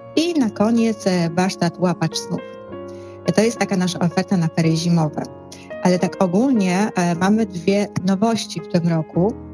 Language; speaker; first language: Polish; native; Polish